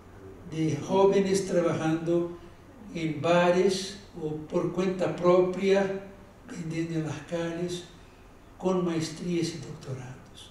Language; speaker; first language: Spanish; non-native, fluent; Portuguese